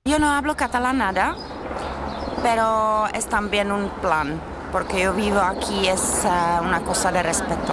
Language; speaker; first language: Spanish; non-native, fluent; Czech